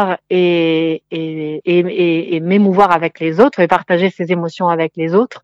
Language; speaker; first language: French; non-native, fluent; Italian